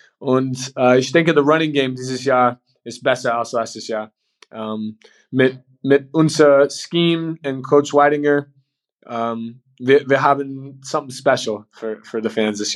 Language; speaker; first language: German; non-native, learner; English